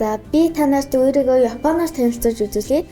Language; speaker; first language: Mongolian; native; Mongolian